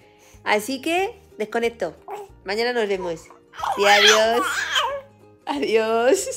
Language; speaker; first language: Spanish; native; Spanish